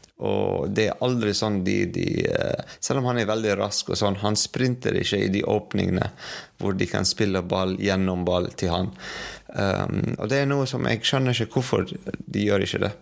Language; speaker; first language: Norwegian; non-native, fluent; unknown